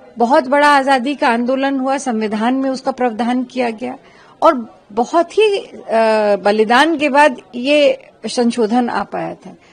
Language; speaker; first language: Hindi; native; Hindi